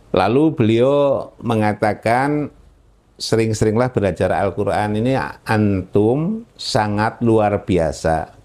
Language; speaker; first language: Indonesian; non-native, local second language; Javanese